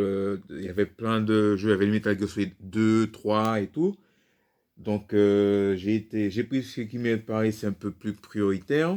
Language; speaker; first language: French; native; French